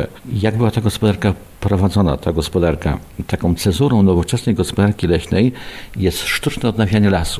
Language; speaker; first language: Polish; native; Polish